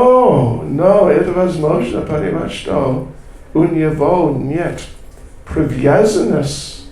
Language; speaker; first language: Russian; non-native, learner; English